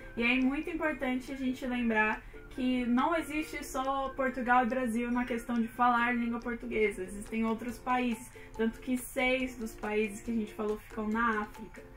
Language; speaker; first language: Portuguese; native; Portuguese